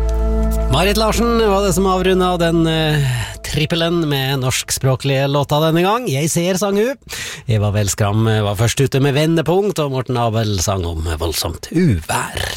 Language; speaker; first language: Norwegian; native; Norwegian